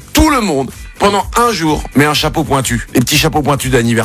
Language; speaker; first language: French; native; French